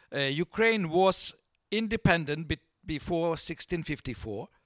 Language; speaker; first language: English; non-native, fluent; Russian